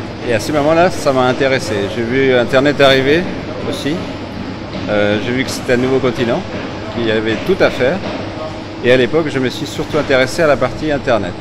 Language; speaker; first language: French; non-native, fluent; Spanish